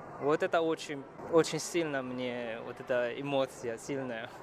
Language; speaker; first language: Russian; non-native, fluent; Chinese